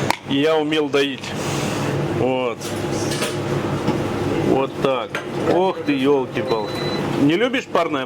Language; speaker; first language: Russian; native; Russian